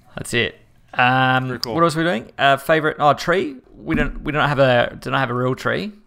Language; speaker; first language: English; native; English